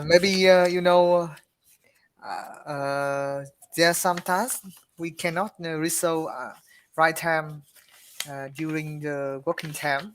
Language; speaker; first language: English; non-native, learner; Vietnamese